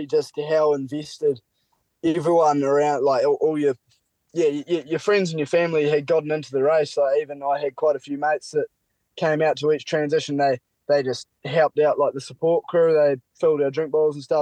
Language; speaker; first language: English; native; English